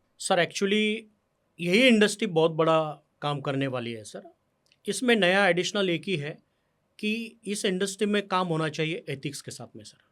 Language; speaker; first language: Hindi; non-native, local second language; Marathi